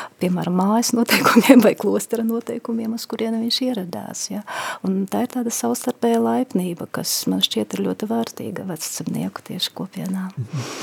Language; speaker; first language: Latvian; non-native, local second language; Russian